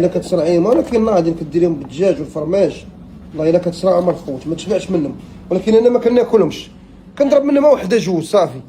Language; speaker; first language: Arabic; native; Arabic